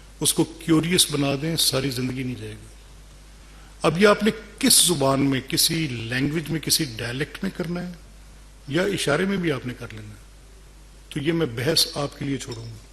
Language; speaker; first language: Urdu; non-native, local second language; Punjabi